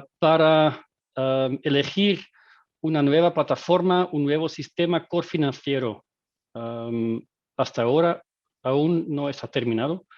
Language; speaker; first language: Spanish; non-native, fluent; Dutch